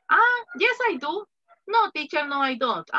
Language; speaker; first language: English; non-native, fluent; Spanish